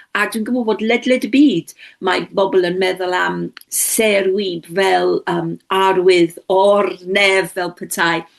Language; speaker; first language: Welsh; non-native, local second language; English